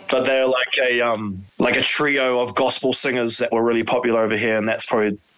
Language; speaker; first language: English; native; English